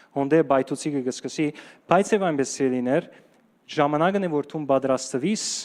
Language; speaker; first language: Armenian; early bilingual, heritage; Armenian